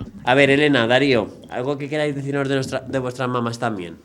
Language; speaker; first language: Spanish; native; Spanish